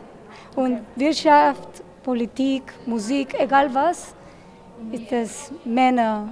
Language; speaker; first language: German; non-native, learner; Spanish